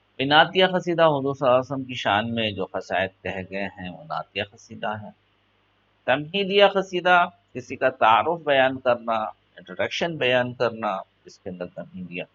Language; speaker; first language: Urdu; native; Urdu